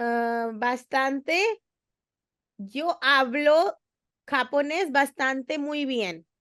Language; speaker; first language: Spanish; non-native, fluent; Hindi